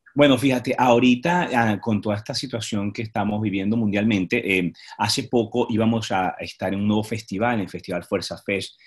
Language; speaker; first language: Spanish; native; Spanish